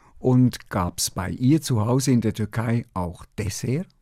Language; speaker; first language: German; native; German